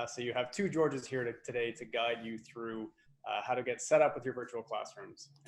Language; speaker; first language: English; native; English